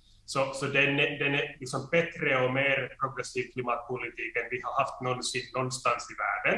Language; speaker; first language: Swedish; non-native, fluent; Finnish